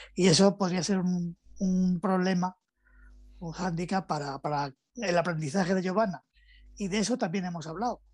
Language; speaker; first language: Spanish; native; Spanish